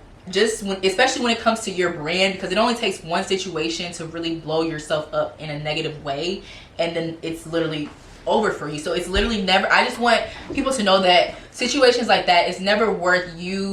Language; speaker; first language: English; native; English